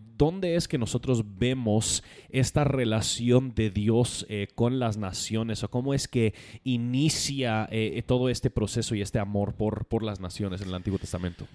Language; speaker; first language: Spanish; non-native, fluent; English